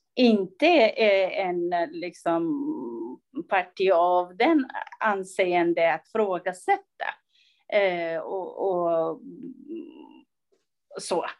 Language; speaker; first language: Swedish; non-native, fluent; Persian